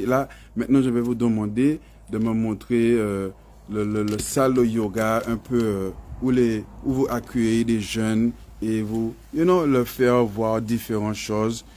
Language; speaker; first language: French; non-native, local second language; English